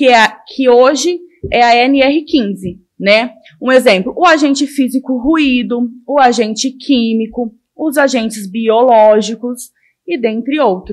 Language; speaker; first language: Portuguese; native; Portuguese